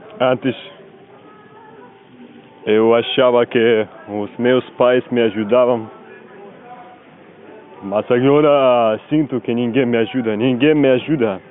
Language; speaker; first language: Portuguese; non-native, learner; Spanish